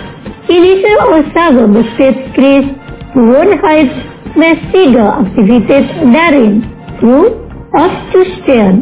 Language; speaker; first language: German; non-native, fluent; Indonesian